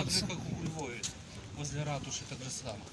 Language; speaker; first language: Russian; non-native, local second language; Ukrainian